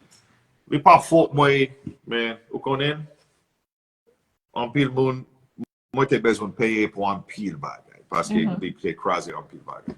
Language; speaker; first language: Haitian Creole; non-native, learner; English